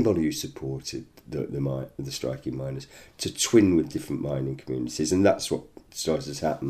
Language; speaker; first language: English; native; English